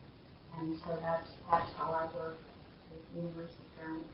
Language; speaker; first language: English; native; English